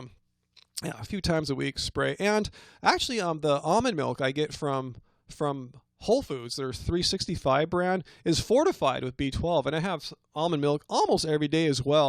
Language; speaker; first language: English; native; English